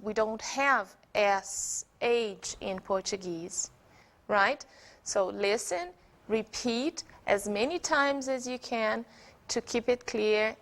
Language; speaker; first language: English; non-native, fluent; Portuguese